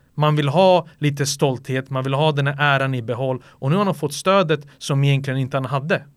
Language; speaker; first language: Swedish; early bilingual, other home language; Serbian